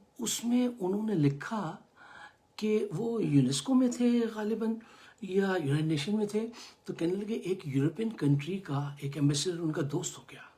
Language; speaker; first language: Urdu; native; Urdu